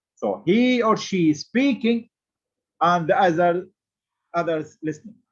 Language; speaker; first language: English; non-native, fluent; Arabic